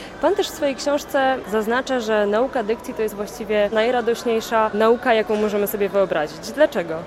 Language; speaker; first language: Polish; native; Polish